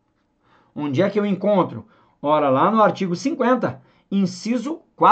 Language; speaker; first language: Portuguese; native; Portuguese